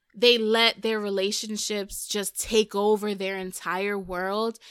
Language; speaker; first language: English; early bilingual, other home language; Spanish